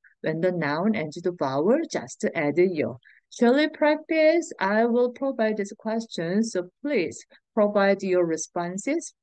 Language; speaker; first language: English; non-native, fluent; Korean